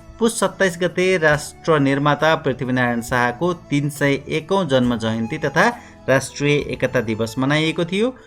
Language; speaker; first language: Nepali; native; Nepali